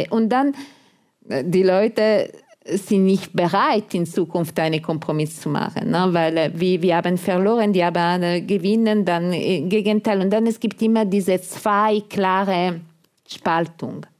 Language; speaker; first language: German; non-native, fluent; Italian